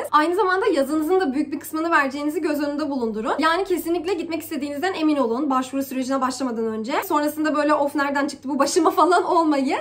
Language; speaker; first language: Turkish; early bilingual, heritage; Turkish